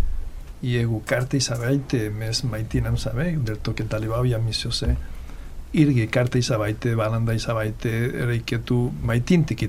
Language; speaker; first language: Lithuanian; non-native, fluent; Catalan